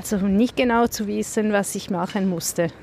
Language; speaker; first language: German; non-native, local second language; Italian